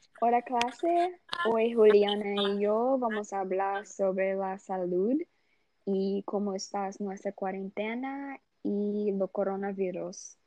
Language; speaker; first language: Spanish; non-native, learner; Portuguese